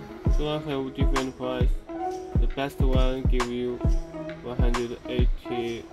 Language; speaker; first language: English; non-native, learner; Chinese